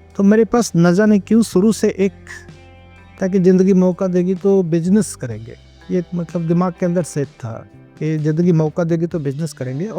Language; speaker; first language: Hindi; native; Hindi